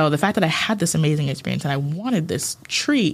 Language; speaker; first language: English; early bilingual, other home language; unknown